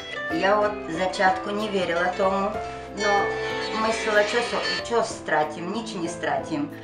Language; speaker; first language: Slovak; non-native, learner; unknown